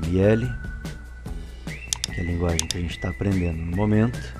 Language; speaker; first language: Portuguese; native; Portuguese